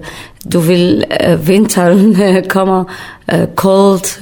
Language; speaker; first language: Danish; non-native, learner; Kurdish